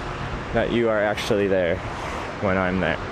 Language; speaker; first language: English; native; English